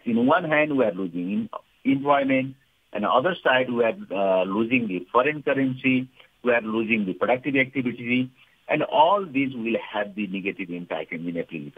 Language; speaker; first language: English; non-native, fluent; Nepali